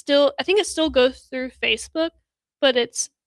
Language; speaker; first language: English; native; English